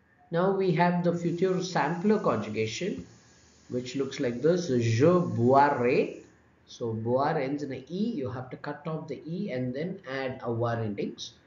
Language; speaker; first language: English; non-native, local second language; Tamil